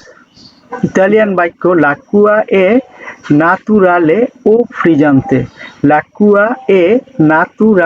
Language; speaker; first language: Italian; non-native, learner; Bangla